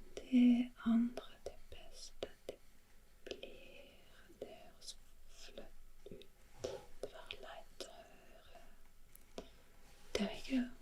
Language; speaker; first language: Norwegian; non-native, learner; German